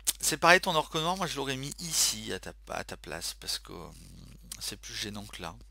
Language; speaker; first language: French; native; French